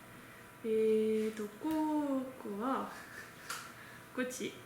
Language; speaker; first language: Japanese; non-native, learner; French